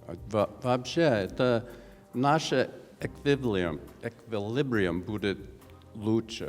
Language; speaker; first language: Russian; non-native, learner; English